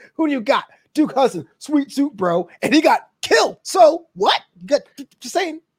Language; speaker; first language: English; native; English